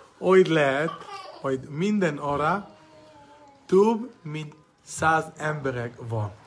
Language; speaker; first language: Hungarian; non-native, learner; Hebrew